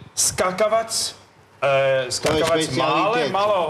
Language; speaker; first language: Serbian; non-native, learner; English